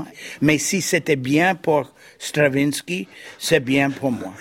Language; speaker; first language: French; non-native, fluent; English